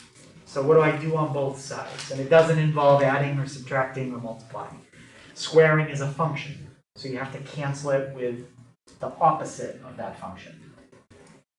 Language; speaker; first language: English; native; English